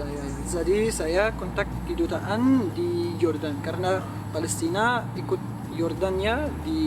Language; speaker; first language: Indonesian; non-native, fluent; Arabic